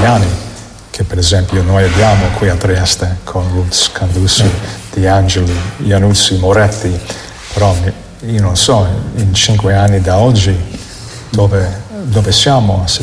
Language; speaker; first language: Italian; non-native, fluent; English